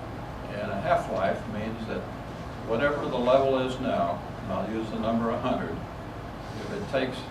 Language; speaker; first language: English; native; English